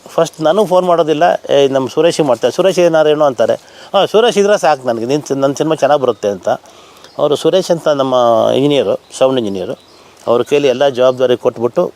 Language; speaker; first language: Kannada; native; Kannada